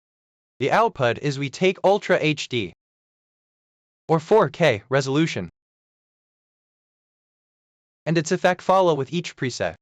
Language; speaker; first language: English; non-native, learner; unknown